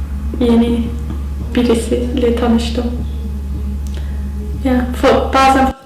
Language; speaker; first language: Turkish; early bilingual, heritage; Kurdish